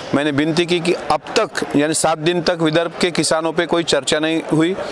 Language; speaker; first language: Hindi; non-native, local second language; Marathi